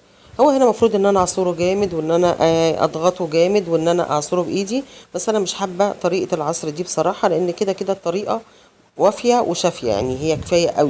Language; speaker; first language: Arabic; native; Arabic